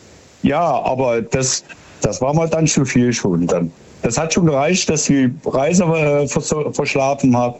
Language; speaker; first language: German; native; German